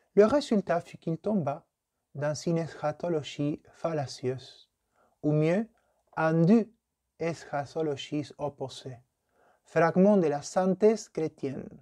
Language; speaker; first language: French; non-native, fluent; Spanish